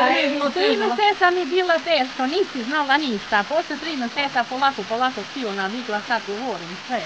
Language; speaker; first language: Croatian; non-native, learner; Albanian